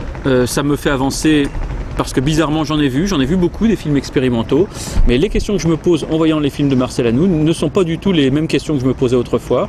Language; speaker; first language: French; native; French